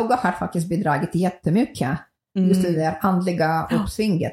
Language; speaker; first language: Swedish; non-native, fluent; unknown